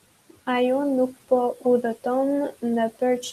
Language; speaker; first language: Albanian; non-native, learner; French